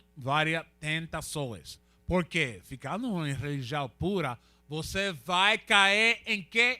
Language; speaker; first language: Portuguese; non-native, learner; Spanish